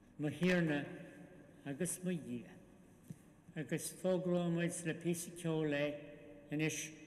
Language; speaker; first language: Irish; non-native, local second language; English